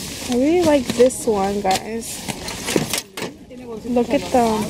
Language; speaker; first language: English; early bilingual, other home language; Spanish